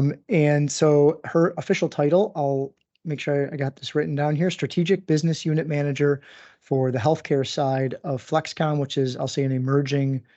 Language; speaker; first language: English; native; English